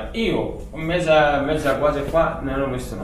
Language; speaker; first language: Italian; non-native, learner; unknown